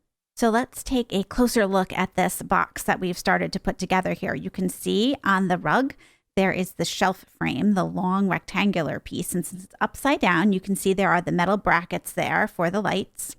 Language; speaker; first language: English; native; English